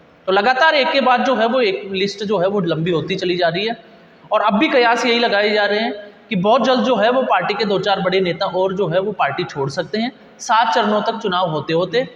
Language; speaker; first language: Hindi; native; Hindi